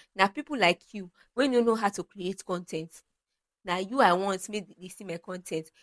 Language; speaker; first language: Nigerian Pidgin; non-native, local second language; Yoruba